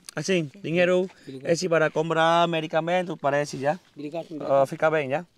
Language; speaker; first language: Portuguese; non-native, learner; Vietnamese